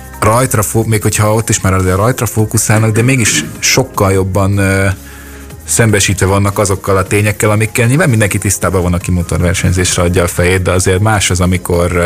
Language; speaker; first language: Hungarian; native; Hungarian